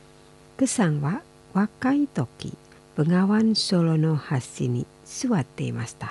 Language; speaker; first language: Japanese; non-native, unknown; Indonesian